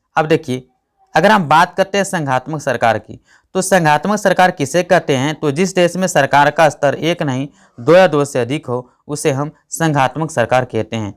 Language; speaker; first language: Hindi; native; Hindi